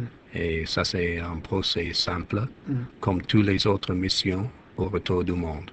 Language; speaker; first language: French; non-native, fluent; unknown